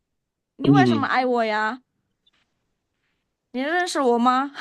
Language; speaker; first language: Chinese; non-native, fluent; Indonesian